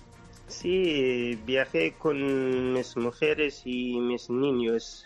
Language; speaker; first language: Spanish; non-native, learner; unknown